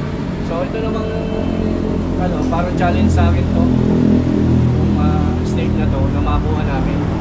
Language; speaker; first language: Filipino; native; Filipino